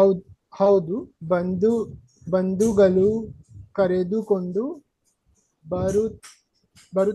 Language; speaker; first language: Kannada; non-native, learner; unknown